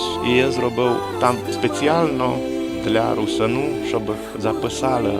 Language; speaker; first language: Ukrainian; early bilingual, heritage; Rusyn